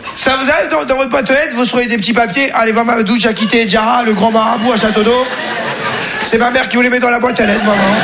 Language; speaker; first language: French; native; French